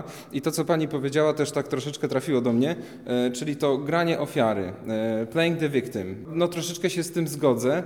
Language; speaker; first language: Polish; native; Polish